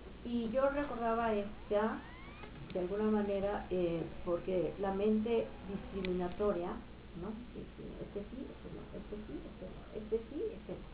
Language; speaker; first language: Spanish; native; Spanish